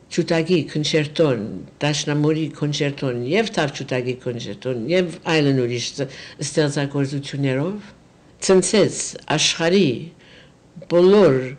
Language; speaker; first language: Armenian; early bilingual, heritage; Armenian